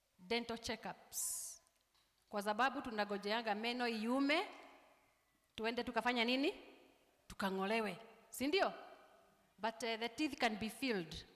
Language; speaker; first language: Swahili; non-native, local second language; Kikuyu